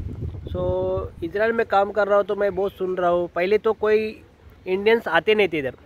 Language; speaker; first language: Hindi; non-native, local second language; Telugu